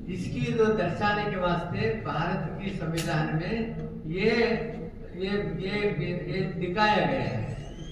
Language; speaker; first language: Hindi; non-native, local second language; Telugu